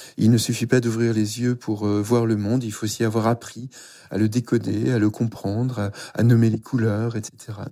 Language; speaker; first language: French; native; French